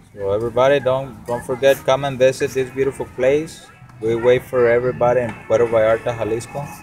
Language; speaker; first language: English; non-native, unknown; Spanish